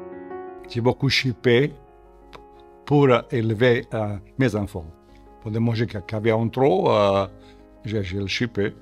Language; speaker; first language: French; non-native, learner; Portuguese